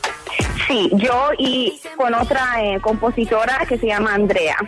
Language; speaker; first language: Spanish; early bilingual, heritage; Hebrew